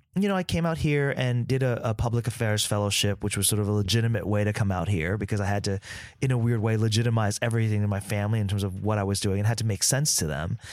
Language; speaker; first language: English; early bilingual, other home language; Vietnamese